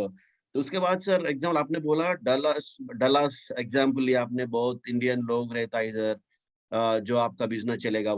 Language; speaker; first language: Hindi; non-native, local second language; Telugu